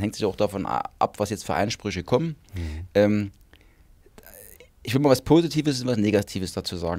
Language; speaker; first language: German; native; German